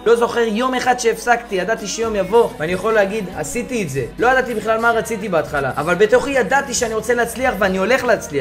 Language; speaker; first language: Hebrew; native; Hebrew